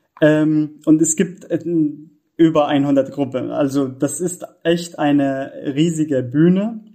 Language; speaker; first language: German; non-native, fluent; Arabic